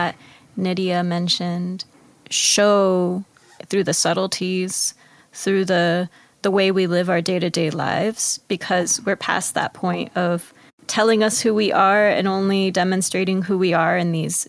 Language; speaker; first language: English; early bilingual, other home language; Spanish